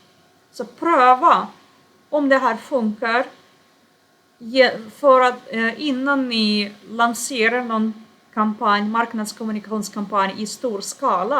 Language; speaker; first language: Swedish; non-native, fluent; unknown